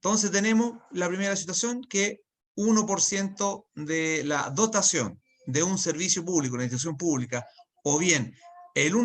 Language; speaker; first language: Spanish; native; Spanish